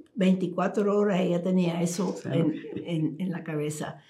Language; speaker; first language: Spanish; early bilingual, heritage; Spanish